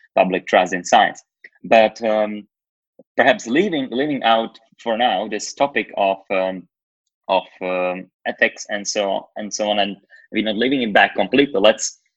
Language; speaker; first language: English; non-native, fluent; Slovak